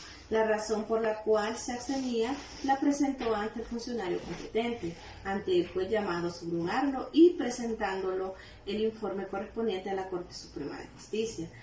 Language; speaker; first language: Spanish; native; Spanish